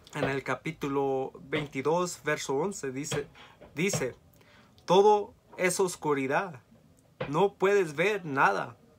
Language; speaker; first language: Spanish; early bilingual, heritage; Spanish